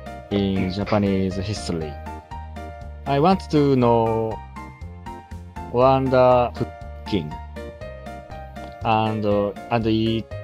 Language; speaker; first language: English; non-native, learner; Japanese